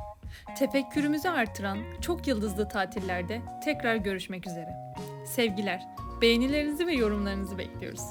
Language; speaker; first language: Turkish; native; Turkish